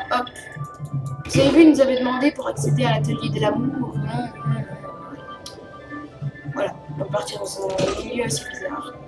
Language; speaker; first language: French; native; French